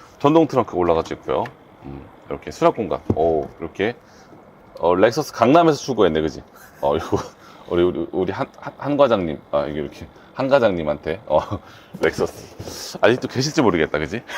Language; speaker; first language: Korean; native; Korean